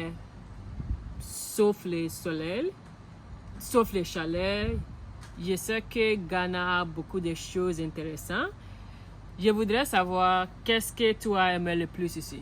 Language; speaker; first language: French; non-native, learner; Akan